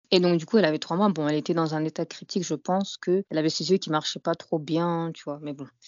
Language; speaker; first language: French; native; French